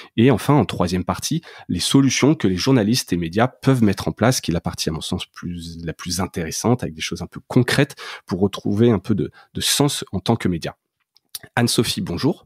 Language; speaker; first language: French; native; French